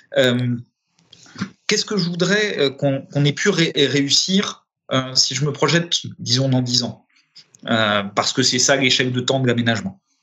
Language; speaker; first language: French; early bilingual, other home language; Romanian